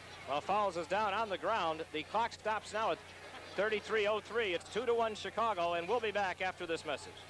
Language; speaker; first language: English; native; English